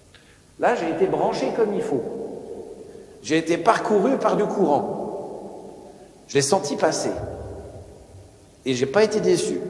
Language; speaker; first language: French; native; French